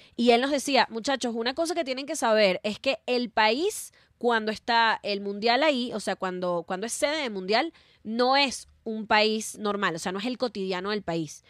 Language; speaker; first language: Spanish; native; Spanish